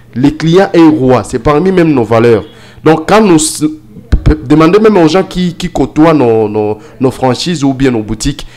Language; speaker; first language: French; non-native, local second language; Swahili